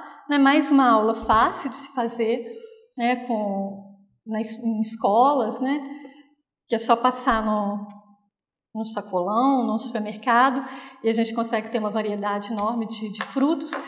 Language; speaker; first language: Portuguese; native; Portuguese